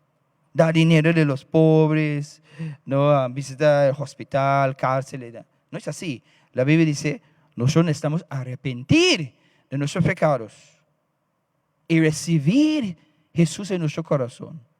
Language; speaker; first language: Spanish; non-native, fluent; English